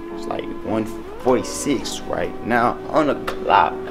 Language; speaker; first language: English; native; English